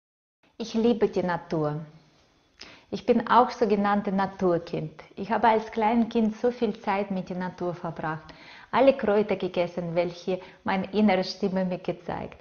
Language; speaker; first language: German; non-native, fluent; Russian